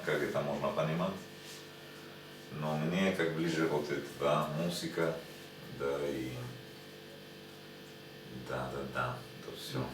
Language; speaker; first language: Russian; non-native, learner; Spanish